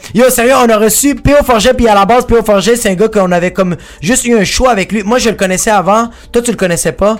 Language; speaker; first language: French; early bilingual, other home language; Spanish